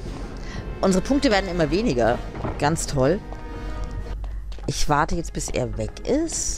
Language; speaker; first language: German; native; German